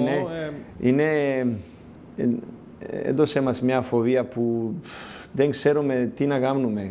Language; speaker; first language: Greek; non-native, learner; Serbian